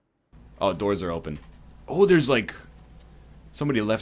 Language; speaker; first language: English; native; English